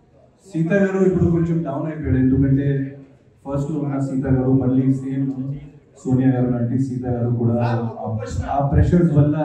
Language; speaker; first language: Telugu; non-native, fluent; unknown